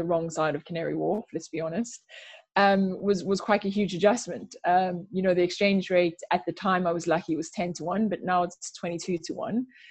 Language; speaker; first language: English; native; English